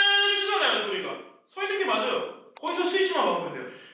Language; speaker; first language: Korean; native; Korean